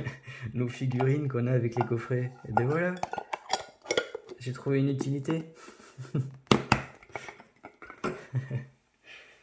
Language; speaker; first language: French; native; French